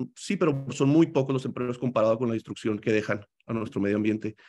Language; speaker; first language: Spanish; native; Spanish